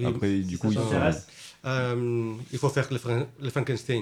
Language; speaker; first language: French; non-native, learner; Spanish